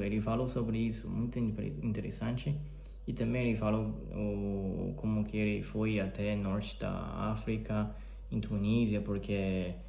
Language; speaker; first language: Portuguese; non-native, learner; Chinese